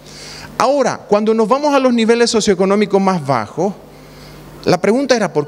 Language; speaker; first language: Spanish; native; Spanish